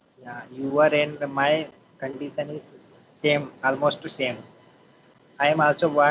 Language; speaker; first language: English; non-native, learner; Hindi